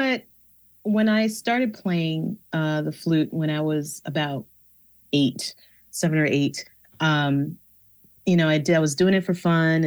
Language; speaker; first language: English; native; English